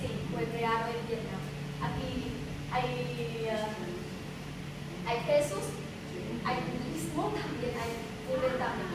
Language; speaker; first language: Spanish; non-native, learner; Vietnamese